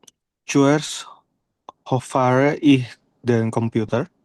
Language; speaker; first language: German; non-native, learner; Indonesian